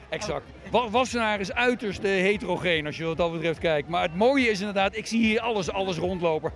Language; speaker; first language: Dutch; native; Dutch